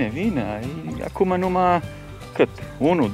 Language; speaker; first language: Romanian; early bilingual, heritage; Romanian